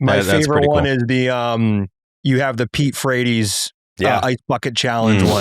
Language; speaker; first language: English; native; English